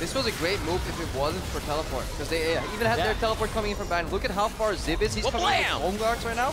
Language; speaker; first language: English; native; English